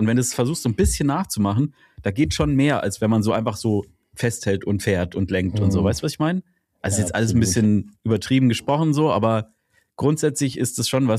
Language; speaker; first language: German; native; German